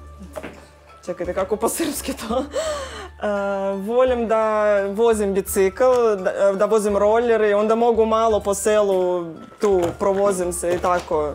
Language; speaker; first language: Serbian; non-native, learner; Russian